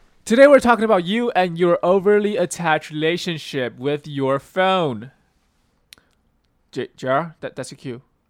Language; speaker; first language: English; early bilingual, other home language; Chinese